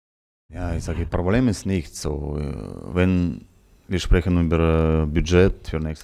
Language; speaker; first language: German; non-native, learner; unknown